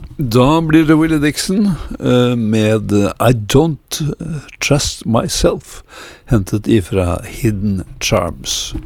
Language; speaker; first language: Norwegian; native; Norwegian